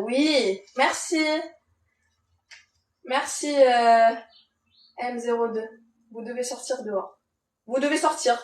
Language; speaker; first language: French; non-native, local second language; Arabic